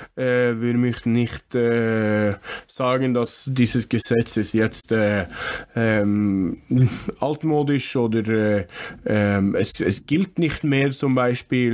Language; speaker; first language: German; non-native, fluent; English